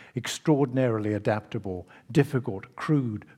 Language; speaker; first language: English; native; English